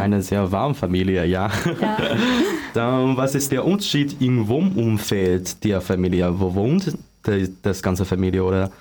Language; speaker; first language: German; non-native, learner; Chinese